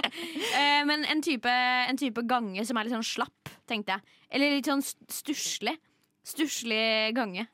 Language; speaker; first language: Norwegian; native; Norwegian